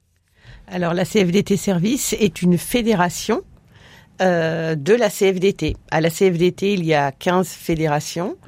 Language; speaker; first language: French; native; French